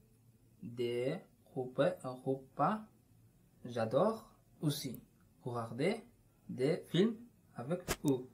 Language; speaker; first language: French; non-native, learner; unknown